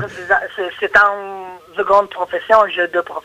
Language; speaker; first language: French; non-native, learner; Italian